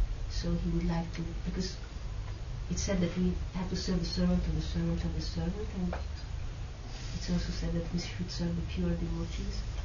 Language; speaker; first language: English; non-native, fluent; Hungarian